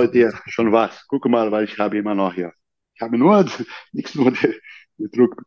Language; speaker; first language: German; non-native, learner; Portuguese